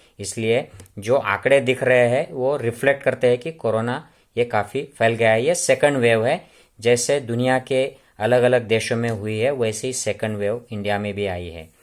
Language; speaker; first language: Hindi; non-native, local second language; Marathi